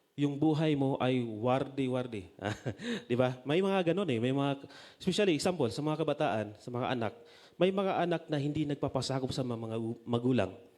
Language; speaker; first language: Filipino; non-native, local second language; Masbatenyo